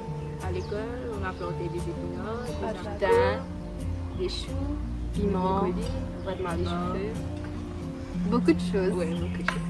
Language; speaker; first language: French; non-native, learner; Morisyen